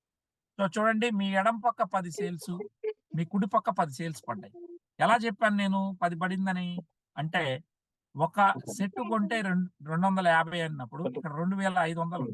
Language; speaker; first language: Telugu; native; Telugu